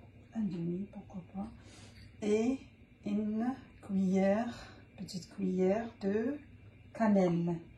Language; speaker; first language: French; non-native, local second language; Arabic